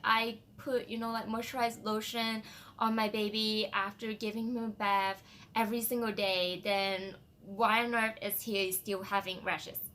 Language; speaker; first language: English; non-native, fluent; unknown